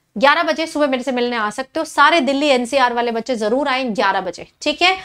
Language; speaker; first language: Hindi; native; Hindi